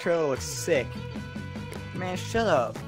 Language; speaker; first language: English; native; English